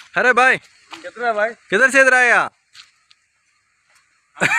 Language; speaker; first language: Hindi; non-native, learner; Tamil